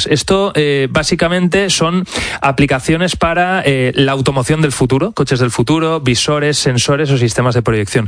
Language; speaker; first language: Spanish; native; Spanish